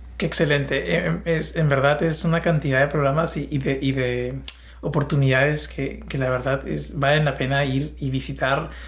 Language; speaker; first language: Spanish; native; Spanish